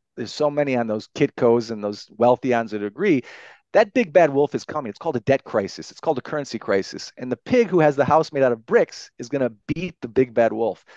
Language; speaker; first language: English; native; English